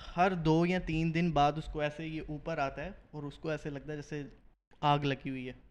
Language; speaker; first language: Urdu; native; Urdu